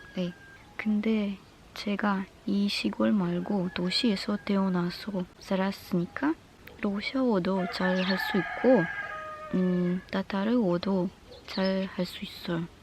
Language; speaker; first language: Korean; non-native, fluent; Russian